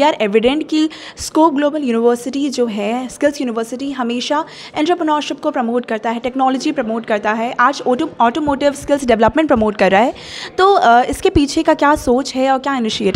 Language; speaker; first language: Hindi; native; Hindi